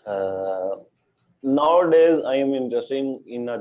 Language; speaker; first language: English; non-native, learner; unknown